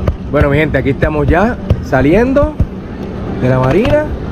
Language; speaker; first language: Spanish; native; Spanish